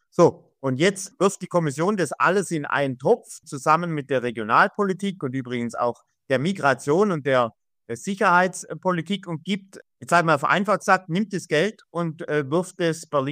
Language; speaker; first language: German; native; German